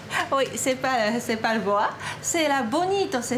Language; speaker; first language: French; non-native, fluent; Japanese